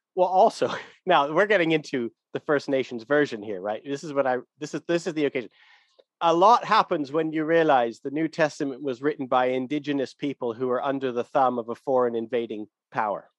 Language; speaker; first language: English; native; English